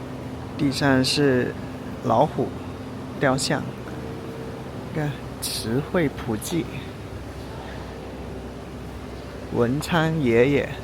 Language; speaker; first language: Chinese; native; Chinese